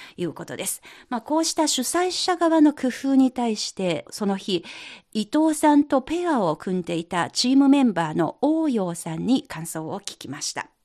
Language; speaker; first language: Japanese; non-native, fluent; Chinese